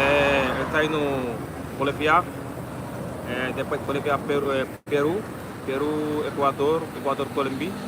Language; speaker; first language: Portuguese; non-native, learner; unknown